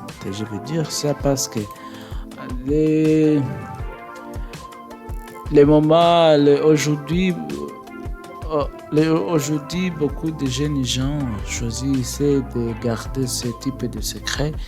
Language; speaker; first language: French; non-native, learner; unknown